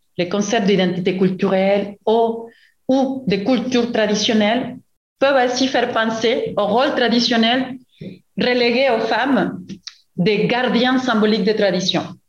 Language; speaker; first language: French; non-native, fluent; Spanish